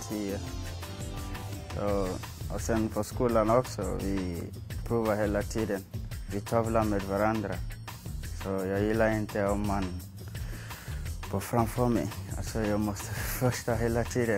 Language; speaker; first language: Swedish; non-native, fluent; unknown